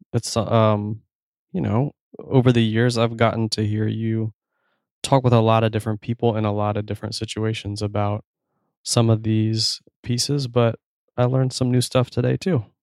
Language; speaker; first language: English; native; English